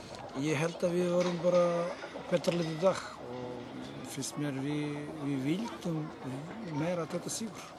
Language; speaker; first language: Icelandic; non-native, learner; Serbian